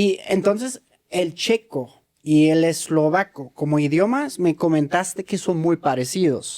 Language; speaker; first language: Spanish; native; Spanish